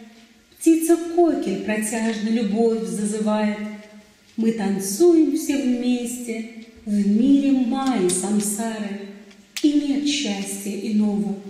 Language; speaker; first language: Russian; native; Russian